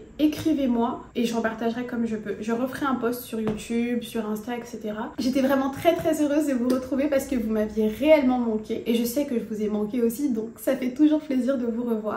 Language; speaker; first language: French; native; French